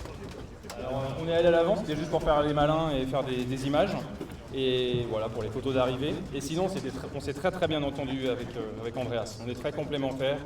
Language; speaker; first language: French; native; French